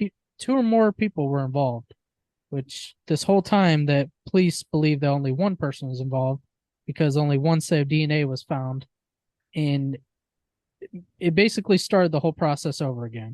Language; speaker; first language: English; native; English